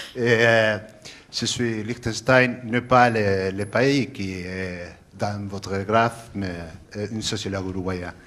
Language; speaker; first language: French; non-native, learner; Spanish